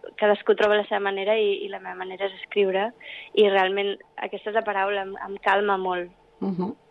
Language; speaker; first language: Catalan; early bilingual, other home language; English